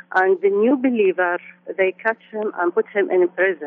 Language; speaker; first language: English; non-native, learner; Arabic